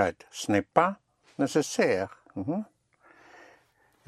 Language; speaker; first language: French; non-native, fluent; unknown